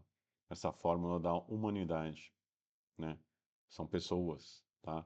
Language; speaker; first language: Portuguese; native; Portuguese